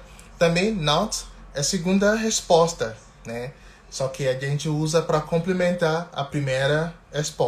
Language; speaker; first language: Portuguese; non-native, fluent; English